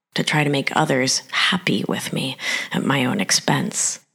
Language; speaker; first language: English; early bilingual, other home language; Spanish